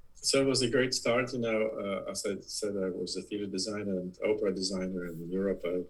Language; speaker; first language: English; non-native, fluent; Polish